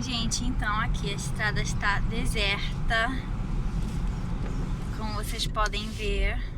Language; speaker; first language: Portuguese; non-native, fluent; Italian